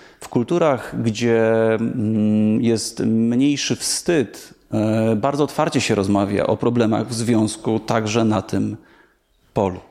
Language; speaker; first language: Polish; native; Polish